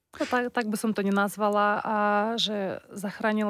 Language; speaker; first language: Slovak; non-native, fluent; Russian